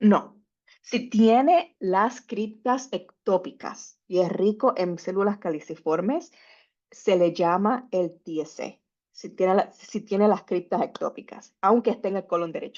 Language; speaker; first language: Spanish; native; Spanish